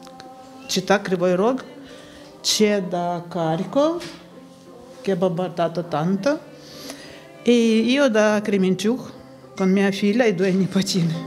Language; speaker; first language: Italian; non-native, learner; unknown